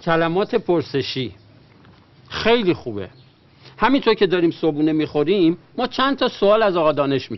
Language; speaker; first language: Persian; native; Persian